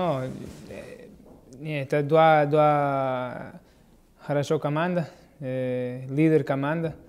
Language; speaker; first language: Russian; non-native, learner; Portuguese